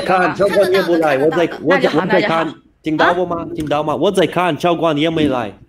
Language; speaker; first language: Chinese; non-native, learner; Russian